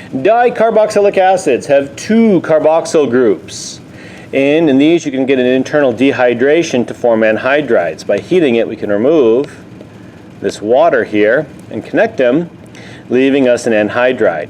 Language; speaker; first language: English; native; English